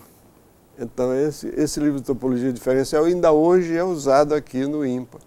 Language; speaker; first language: Portuguese; native; Portuguese